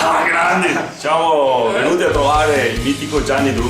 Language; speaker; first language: Italian; native; Italian